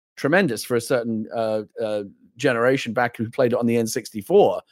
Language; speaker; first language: English; native; English